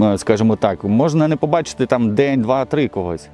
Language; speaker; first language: Ukrainian; non-native, local second language; Russian